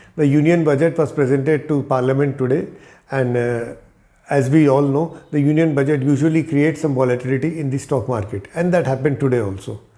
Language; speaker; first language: English; non-native, local second language; Hindi